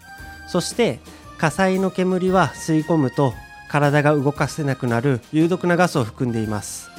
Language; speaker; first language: Japanese; native; Japanese